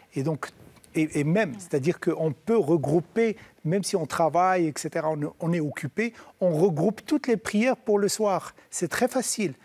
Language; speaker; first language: French; non-native, local second language; Arabic